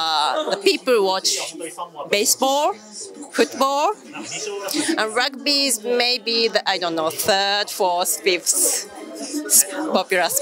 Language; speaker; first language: English; non-native, fluent; Japanese